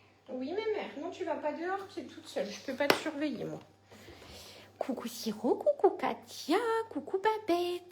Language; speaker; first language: French; native; French